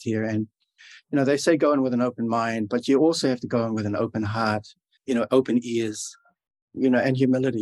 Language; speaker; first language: English; native; English